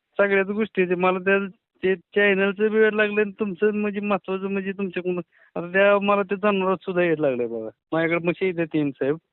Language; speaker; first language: Marathi; native; Marathi